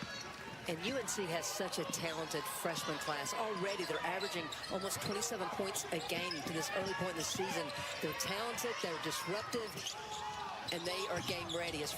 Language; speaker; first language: English; native; English